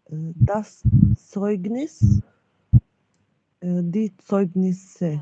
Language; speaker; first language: German; non-native, learner; Macedonian